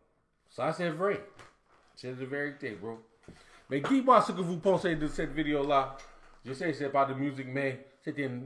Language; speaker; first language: French; non-native, learner; English